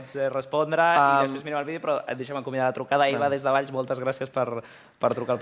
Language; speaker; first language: Catalan; native; Catalan